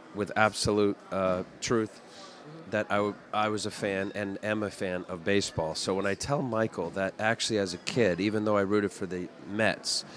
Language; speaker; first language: English; native; English